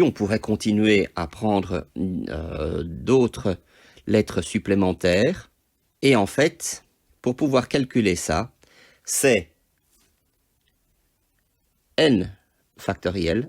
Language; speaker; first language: French; native; French